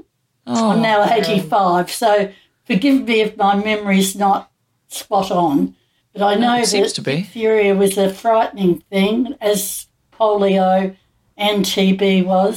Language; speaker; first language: English; native; English